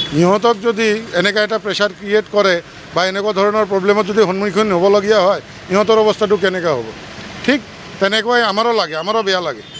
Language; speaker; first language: Assamese; non-native, local second language; Bangla